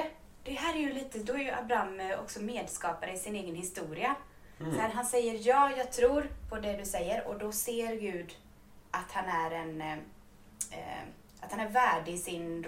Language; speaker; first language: Swedish; native; Swedish